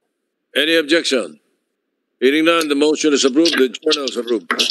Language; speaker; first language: English; non-native, local second language; Filipino